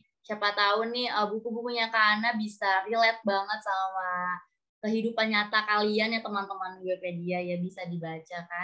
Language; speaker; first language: Indonesian; native; Indonesian